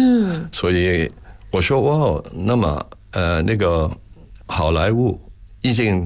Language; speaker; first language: Chinese; non-native, local second language; Cantonese